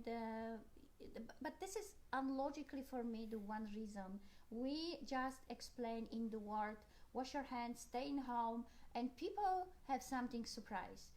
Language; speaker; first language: English; non-native, learner; Polish